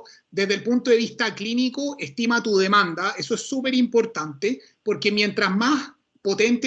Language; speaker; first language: Spanish; native; Spanish